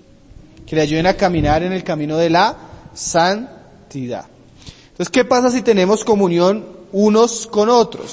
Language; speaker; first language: Spanish; native; Spanish